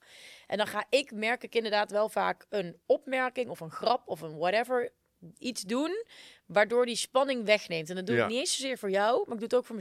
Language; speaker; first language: Dutch; native; Dutch